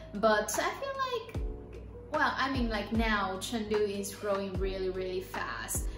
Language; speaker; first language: English; non-native, fluent; Chinese